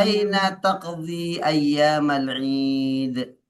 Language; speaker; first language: Arabic; non-native, fluent; Indonesian